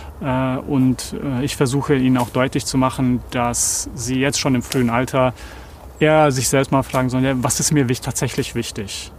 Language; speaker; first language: German; early bilingual, other home language; Serbian